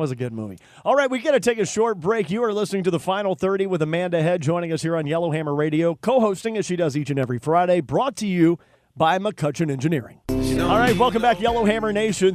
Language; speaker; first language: English; native; English